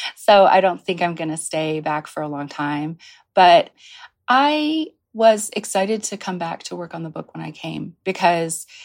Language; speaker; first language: English; native; English